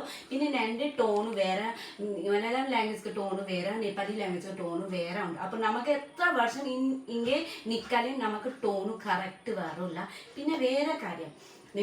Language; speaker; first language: Malayalam; non-native, learner; Nepali